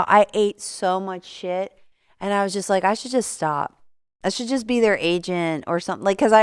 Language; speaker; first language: English; native; English